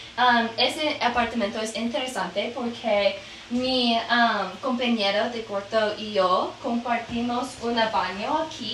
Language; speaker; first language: Spanish; non-native, learner; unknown